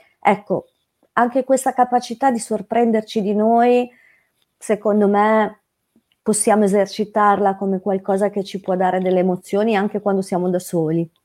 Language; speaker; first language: Italian; native; Italian